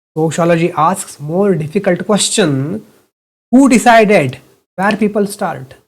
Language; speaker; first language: English; non-native, local second language; Kannada